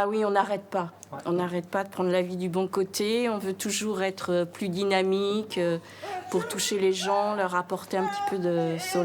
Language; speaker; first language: French; native; French